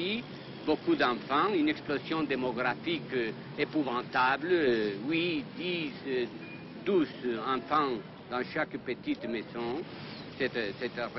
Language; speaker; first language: French; non-native, fluent; Spanish